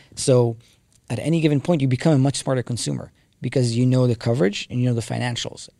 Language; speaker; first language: English; non-native, fluent; Hebrew